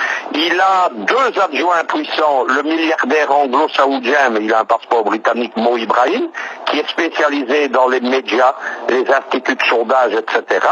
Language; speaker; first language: French; native; French